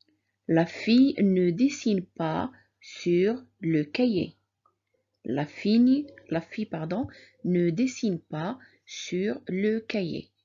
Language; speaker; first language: French; non-native, local second language; Arabic